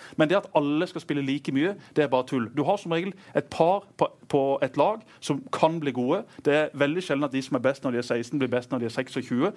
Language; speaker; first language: Norwegian; native; Norwegian